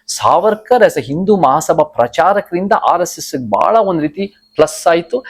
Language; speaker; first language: Kannada; early bilingual, heritage; Kannada